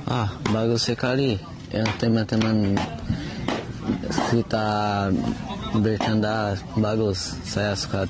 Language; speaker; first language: Indonesian; non-native, learner; Portuguese